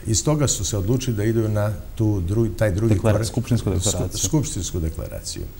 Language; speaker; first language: Bosnian; non-native, local second language; Albanian